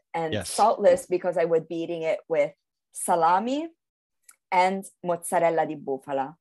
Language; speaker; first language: English; early bilingual, heritage; Italian